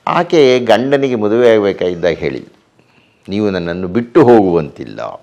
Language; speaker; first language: Kannada; native; Kannada